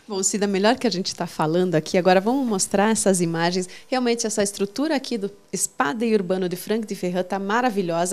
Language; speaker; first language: Portuguese; native; Portuguese